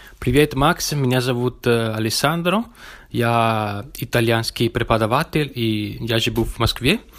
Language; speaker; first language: Russian; non-native, learner; Italian